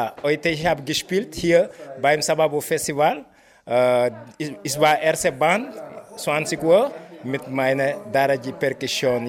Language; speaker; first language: German; non-native, learner; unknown